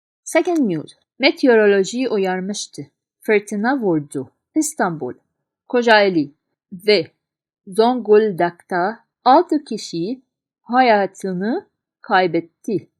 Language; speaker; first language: Turkish; non-native, fluent; Arabic